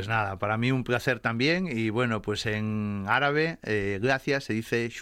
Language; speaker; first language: Spanish; native; Spanish